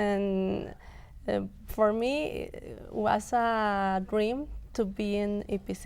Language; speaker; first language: English; non-native, local second language; Spanish